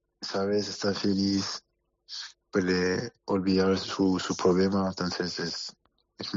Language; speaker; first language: Spanish; non-native, learner; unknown